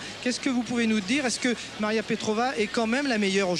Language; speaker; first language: French; native; French